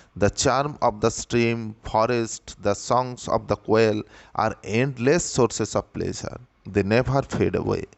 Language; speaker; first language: English; non-native, local second language; Bangla